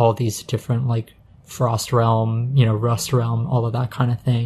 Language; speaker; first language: English; native; English